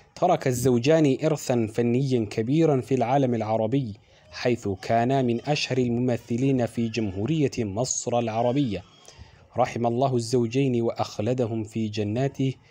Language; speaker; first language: Arabic; non-native, local second language; Somali